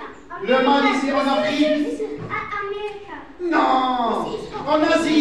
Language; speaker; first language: French; non-native, fluent; Arabic